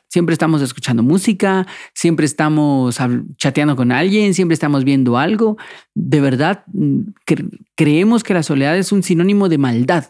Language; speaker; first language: Spanish; native; Spanish